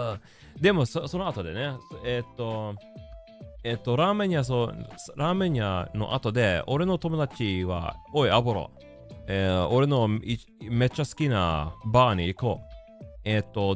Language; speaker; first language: Japanese; non-native, learner; Swedish